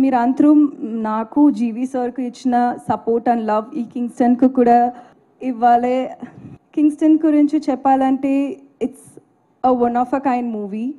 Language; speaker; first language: Telugu; non-native, learner; Tamil